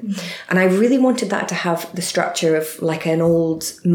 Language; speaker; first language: English; native; English